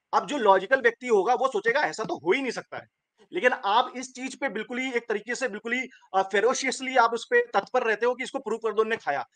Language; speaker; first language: Hindi; native; Hindi